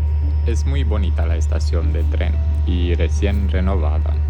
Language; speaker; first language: Spanish; non-native, fluent; Romanian